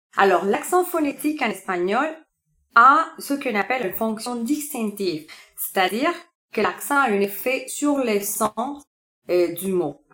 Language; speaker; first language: French; non-native, fluent; Spanish